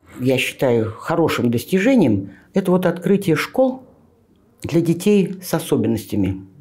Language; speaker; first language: Russian; native; Russian